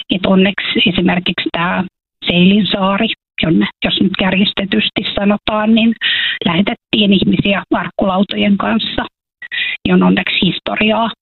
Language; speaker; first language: Finnish; native; Finnish